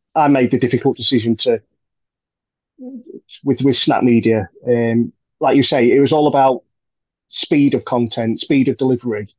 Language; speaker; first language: English; native; English